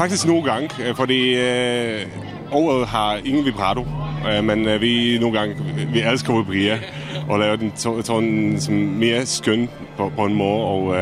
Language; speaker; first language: Danish; non-native, fluent; Czech